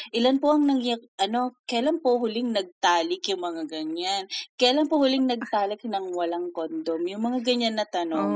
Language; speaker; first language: Filipino; native; Filipino